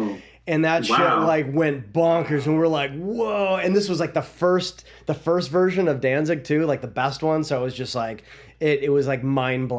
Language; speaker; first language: English; native; English